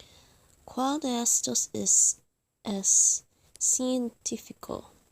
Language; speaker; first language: Spanish; non-native, learner; English